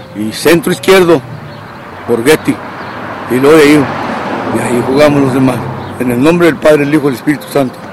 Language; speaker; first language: Spanish; native; Spanish